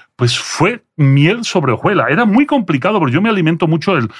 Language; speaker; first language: Spanish; early bilingual, other home language; French